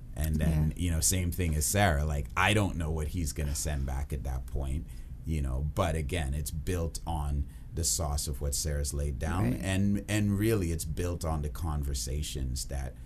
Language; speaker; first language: English; early bilingual, other home language; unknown